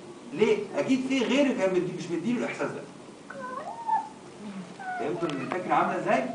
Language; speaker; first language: Arabic; native; Arabic